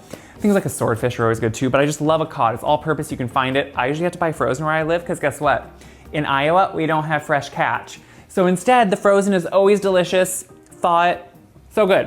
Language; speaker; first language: English; native; English